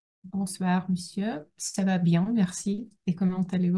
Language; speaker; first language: French; non-native, learner; Russian